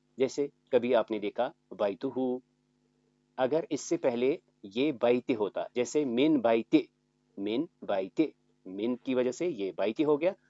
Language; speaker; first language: Urdu; native; Urdu